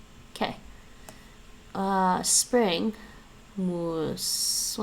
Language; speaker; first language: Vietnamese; non-native, learner; English